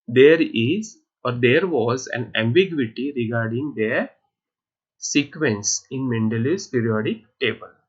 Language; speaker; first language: English; non-native, local second language; Marathi